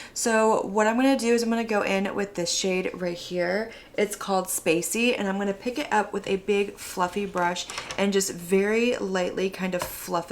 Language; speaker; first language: English; native; English